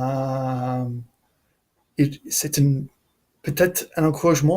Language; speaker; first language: French; non-native, learner; English